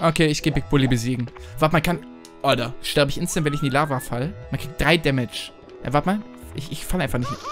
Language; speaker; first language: German; native; German